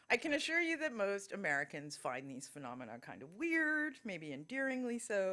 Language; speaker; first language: English; native; English